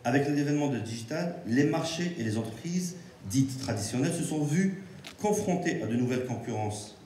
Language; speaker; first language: French; non-native, local second language; Arabic